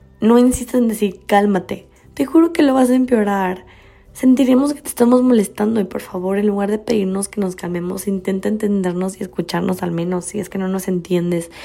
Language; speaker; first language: Spanish; native; Spanish